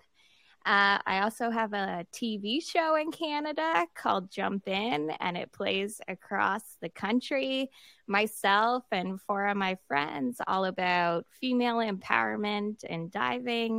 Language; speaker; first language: English; native; English